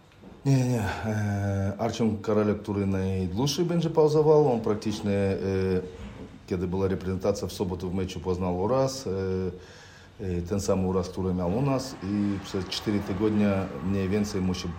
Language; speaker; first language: Polish; non-native, fluent; Ukrainian